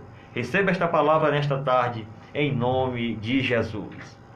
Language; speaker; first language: Portuguese; native; Portuguese